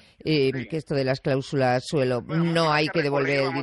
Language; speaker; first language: Spanish; native; Spanish